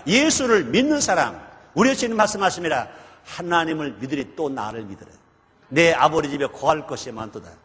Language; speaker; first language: Korean; native; Korean